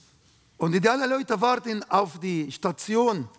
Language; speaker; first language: German; non-native, learner; Arabic